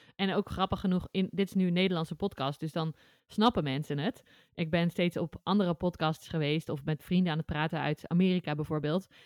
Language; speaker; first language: Dutch; native; Dutch